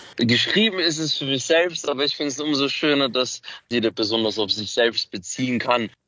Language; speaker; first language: German; early bilingual, other home language; Macedonian